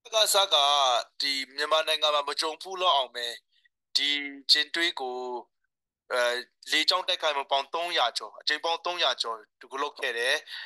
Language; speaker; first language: Burmese; non-native, local second language; Hakha Chin